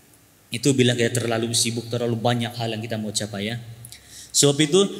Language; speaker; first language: Malay; native; Malay